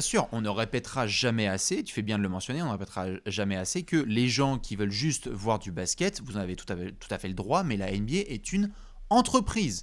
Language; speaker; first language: French; native; French